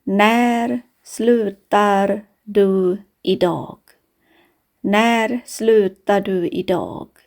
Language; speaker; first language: Swedish; non-native, fluent; Thai